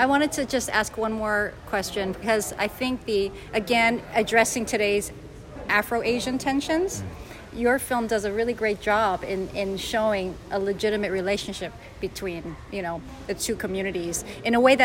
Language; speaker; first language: English; non-native, local second language; Cantonese